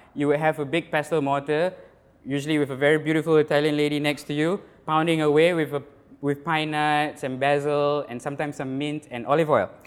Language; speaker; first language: English; non-native, local second language; Malay